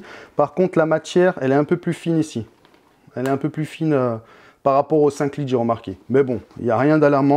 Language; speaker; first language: French; native; French